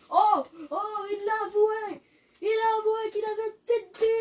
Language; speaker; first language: French; native; French